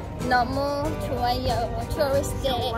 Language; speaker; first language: Korean; non-native, fluent; Thai